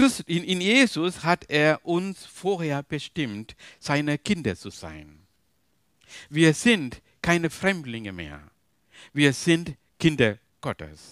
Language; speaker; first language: German; non-native, learner; Tamil